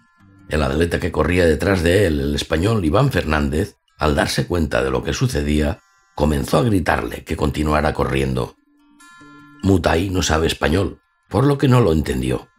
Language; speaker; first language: Spanish; native; Spanish